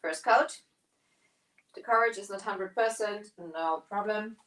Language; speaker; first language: English; non-native, fluent; German